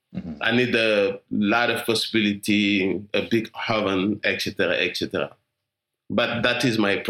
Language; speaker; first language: English; non-native, learner; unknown